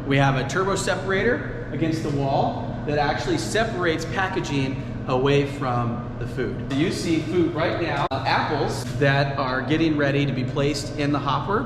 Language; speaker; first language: English; native; English